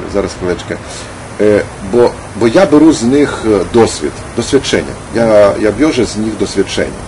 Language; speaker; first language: Polish; non-native, learner; Ukrainian